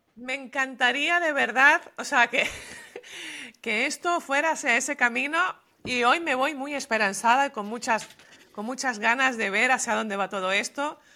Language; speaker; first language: Spanish; native; Spanish